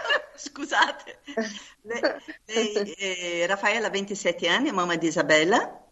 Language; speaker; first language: Italian; non-native, fluent; Portuguese